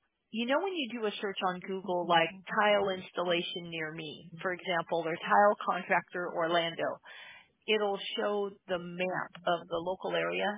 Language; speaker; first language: English; native; English